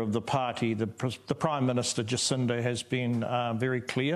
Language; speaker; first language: English; native; English